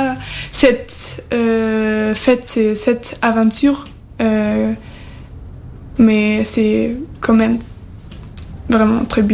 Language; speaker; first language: French; non-native, learner; German